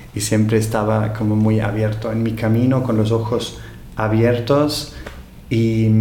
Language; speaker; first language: Spanish; non-native, fluent; German